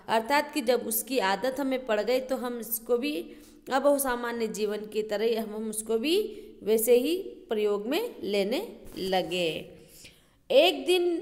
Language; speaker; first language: Hindi; native; Hindi